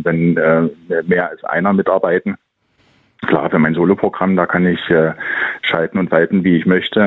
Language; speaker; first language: German; native; German